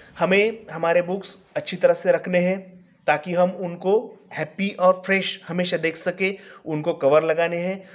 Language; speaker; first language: Hindi; non-native, local second language; Marathi